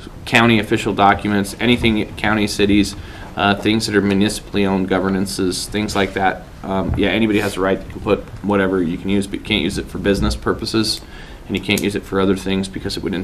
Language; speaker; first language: English; native; English